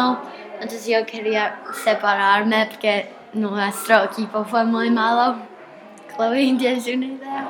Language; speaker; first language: Spanish; non-native, learner; English